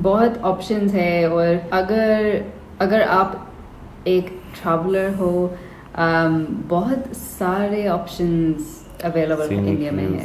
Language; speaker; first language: Hindi; non-native, learner; English